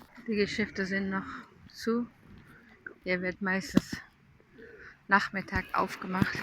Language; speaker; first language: German; non-native, fluent; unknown